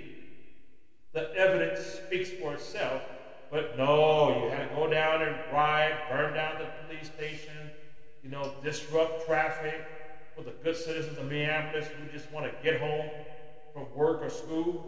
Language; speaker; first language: English; native; English